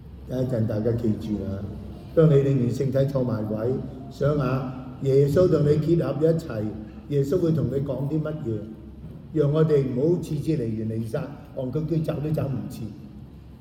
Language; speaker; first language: Cantonese; native; Cantonese